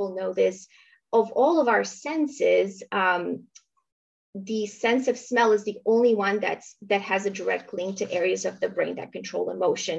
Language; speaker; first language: English; early bilingual, other home language; Romanian